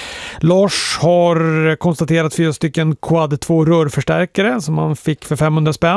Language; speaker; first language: Swedish; native; Swedish